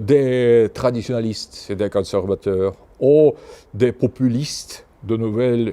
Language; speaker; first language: French; non-native, fluent; Russian